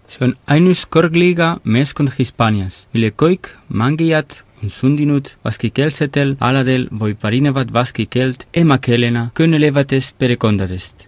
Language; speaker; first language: Estonian; non-native, fluent; Spanish